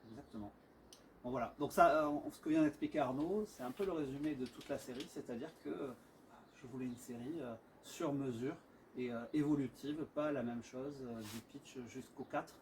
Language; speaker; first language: French; native; French